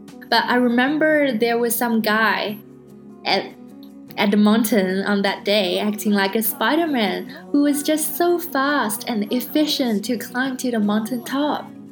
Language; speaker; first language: English; non-native, fluent; Chinese